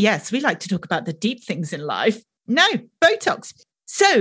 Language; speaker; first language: English; native; English